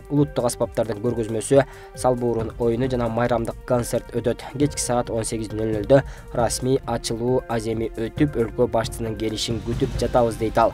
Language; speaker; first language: Kyrgyz; native; Kyrgyz